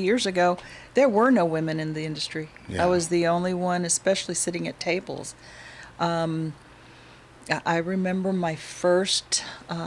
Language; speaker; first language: English; native; English